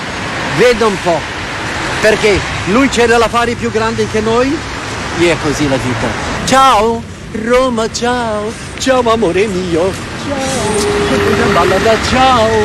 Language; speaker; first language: Italian; non-native, fluent; Portuguese